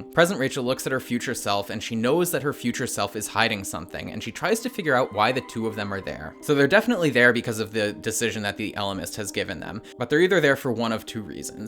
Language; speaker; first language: English; native; English